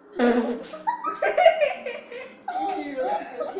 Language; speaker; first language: French; native; French